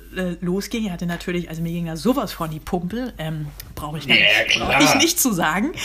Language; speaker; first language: German; native; German